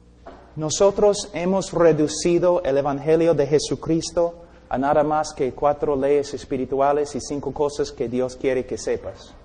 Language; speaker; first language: Spanish; non-native, fluent; English